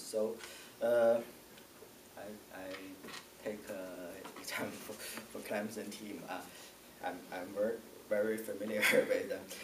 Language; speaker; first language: English; non-native, learner; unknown